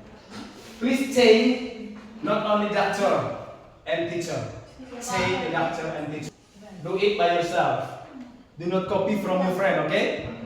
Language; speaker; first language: English; non-native, learner; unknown